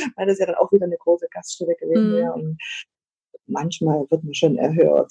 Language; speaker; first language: German; native; German